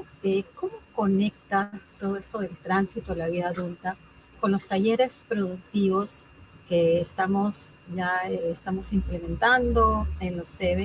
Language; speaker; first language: Spanish; native; Spanish